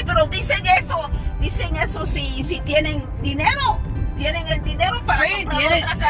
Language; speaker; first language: Spanish; early bilingual, heritage; Spanish